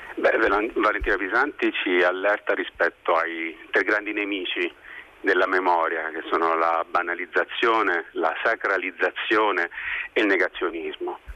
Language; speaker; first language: Italian; native; Italian